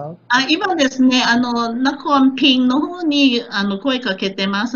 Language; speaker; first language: Japanese; non-native, fluent; Thai